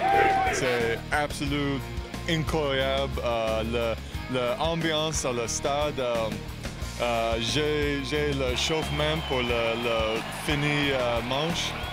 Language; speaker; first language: French; non-native, learner; English